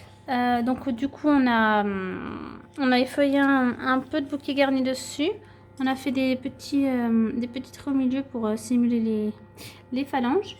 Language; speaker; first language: French; native; French